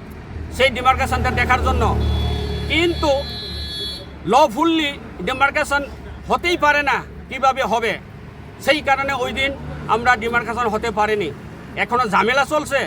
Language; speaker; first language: Bangla; non-native, local second language; Kok Borok